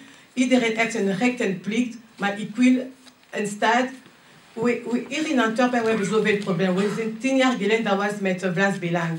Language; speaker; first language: Dutch; non-native, learner; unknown